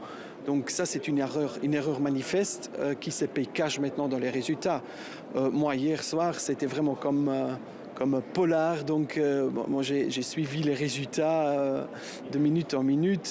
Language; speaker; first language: French; non-native, local second language; German